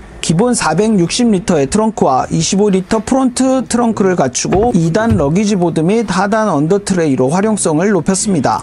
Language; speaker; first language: Korean; native; Korean